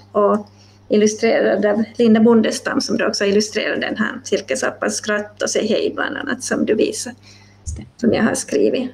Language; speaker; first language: Swedish; native; Swedish